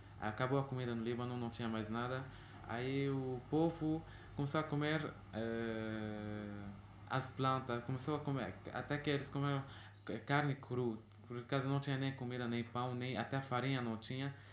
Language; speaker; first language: Portuguese; early bilingual, heritage; Portuguese